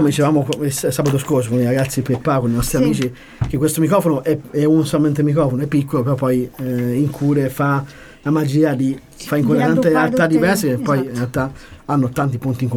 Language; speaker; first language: Italian; native; Italian